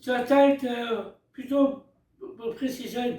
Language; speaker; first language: French; native; French